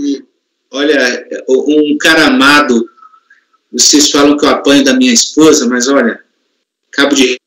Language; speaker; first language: Portuguese; native; Portuguese